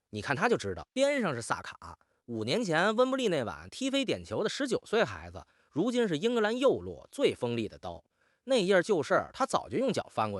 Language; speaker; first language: Chinese; native; Chinese